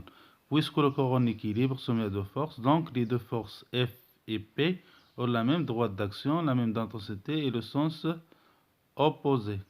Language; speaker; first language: French; non-native, local second language; Arabic